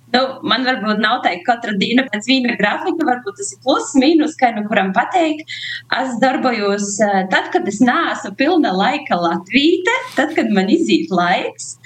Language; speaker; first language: Latvian; native; Latvian